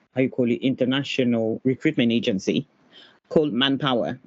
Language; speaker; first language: English; non-native, fluent; French